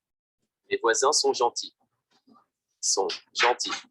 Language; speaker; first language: French; non-native, learner; Vietnamese